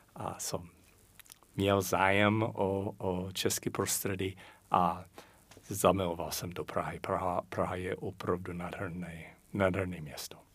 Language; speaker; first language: Czech; non-native, fluent; English